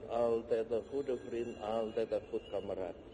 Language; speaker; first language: Dutch; non-native, fluent; Indonesian